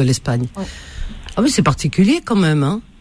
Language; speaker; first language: French; native; French